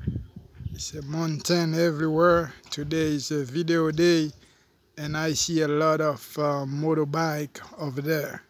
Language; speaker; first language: English; non-native, fluent; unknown